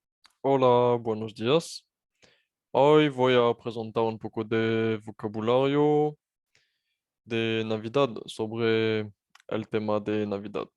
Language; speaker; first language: Spanish; non-native, fluent; French